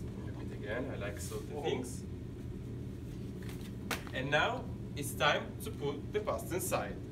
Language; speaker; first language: English; non-native, learner; Italian